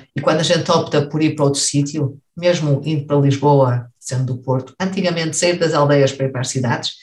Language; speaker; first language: Portuguese; native; Portuguese